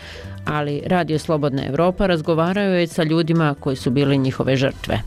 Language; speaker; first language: Croatian; native; Croatian